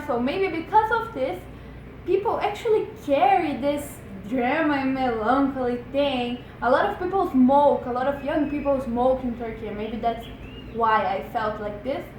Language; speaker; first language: English; non-native, fluent; Portuguese